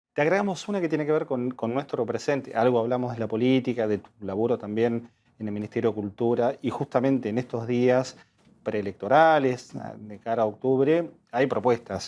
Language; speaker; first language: Spanish; native; Spanish